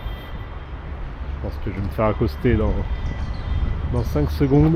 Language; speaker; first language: French; native; French